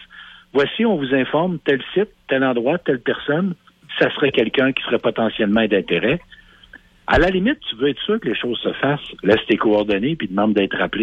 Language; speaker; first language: French; native; French